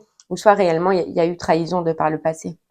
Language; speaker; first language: French; native; French